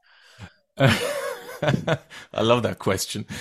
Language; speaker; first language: English; non-native, fluent; Turkish